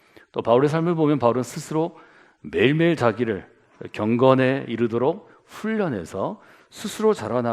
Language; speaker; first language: Korean; native; Korean